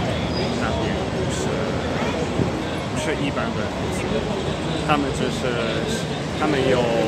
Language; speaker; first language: Chinese; non-native, learner; Italian